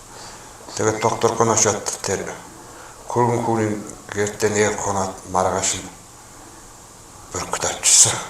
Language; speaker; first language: Mongolian; non-native, local second language; Kazakh